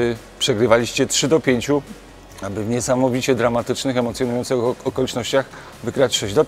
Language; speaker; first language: Polish; native; Polish